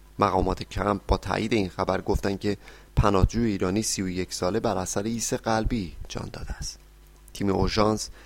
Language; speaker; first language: Persian; native; Persian